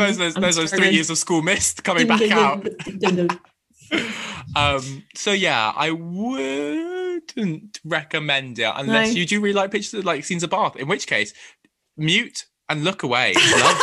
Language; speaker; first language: English; native; English